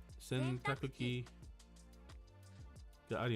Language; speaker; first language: Japanese; non-native, learner; English